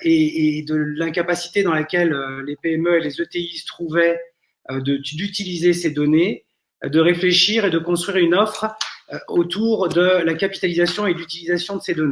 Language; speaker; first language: French; native; French